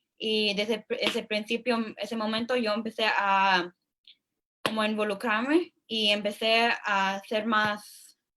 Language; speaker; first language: Spanish; early bilingual, heritage; Spanish